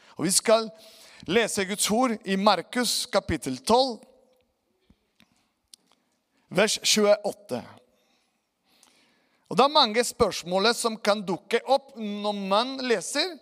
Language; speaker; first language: Norwegian; non-native, fluent; Spanish